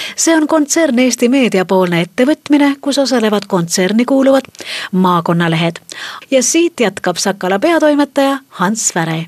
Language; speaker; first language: Estonian; native; Estonian